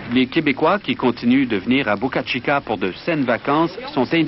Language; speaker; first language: French; native; French